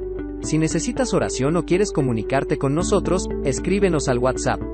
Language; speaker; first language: Spanish; native; Spanish